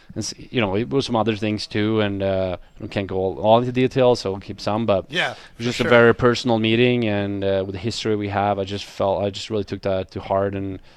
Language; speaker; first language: English; non-native, fluent; Swedish